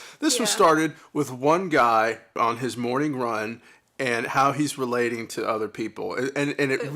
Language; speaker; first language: English; native; English